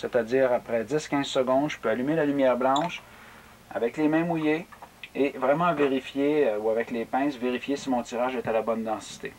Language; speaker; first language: French; native; French